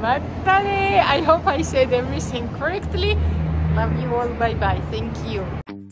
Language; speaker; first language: English; non-native, fluent; Georgian